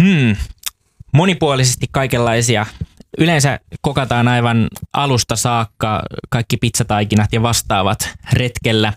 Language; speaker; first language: Finnish; native; Finnish